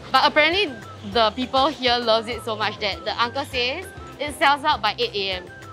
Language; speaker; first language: English; native; English